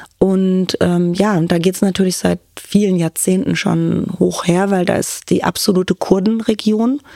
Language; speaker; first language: German; early bilingual, other home language; Turkish